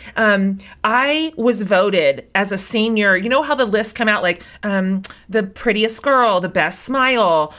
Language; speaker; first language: English; native; English